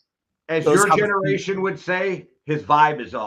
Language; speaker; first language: English; native; English